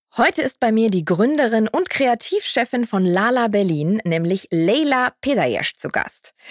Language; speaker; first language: German; native; German